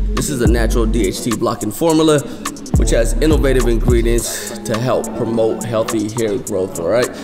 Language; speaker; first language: English; native; English